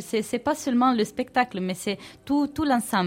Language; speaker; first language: French; non-native, fluent; Italian